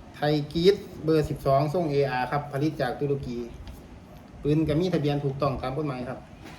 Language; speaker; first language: Thai; native; Thai